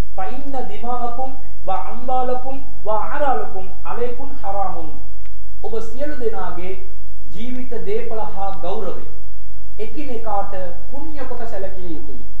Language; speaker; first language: Sinhala; non-native, local second language; Tamil